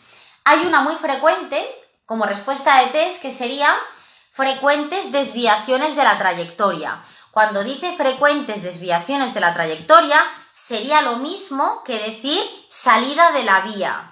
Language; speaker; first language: Spanish; native; Spanish